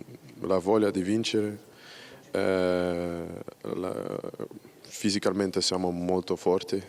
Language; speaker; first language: Italian; non-native, learner; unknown